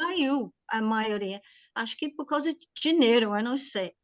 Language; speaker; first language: Portuguese; non-native, learner; English